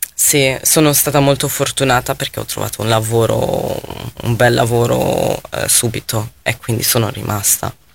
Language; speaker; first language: Italian; non-native, fluent; Arabic